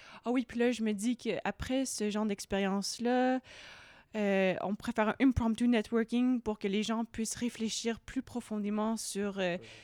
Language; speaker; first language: French; native; French